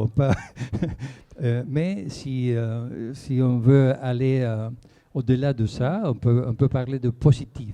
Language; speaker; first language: French; non-native, fluent; Spanish